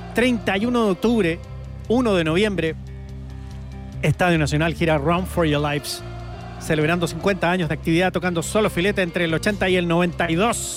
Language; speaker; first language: Spanish; native; Spanish